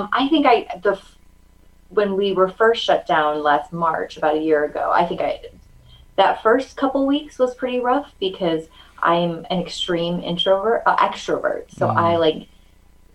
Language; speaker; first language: English; early bilingual, other home language; Chinese